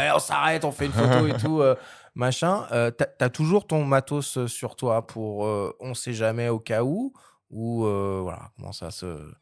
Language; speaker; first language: French; native; French